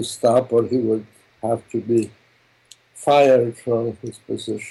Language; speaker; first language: English; non-native, fluent; German